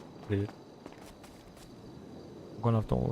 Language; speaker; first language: Russian; non-native, learner; Kara-Kalpak